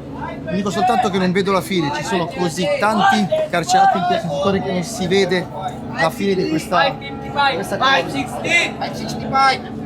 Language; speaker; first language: Italian; native; Italian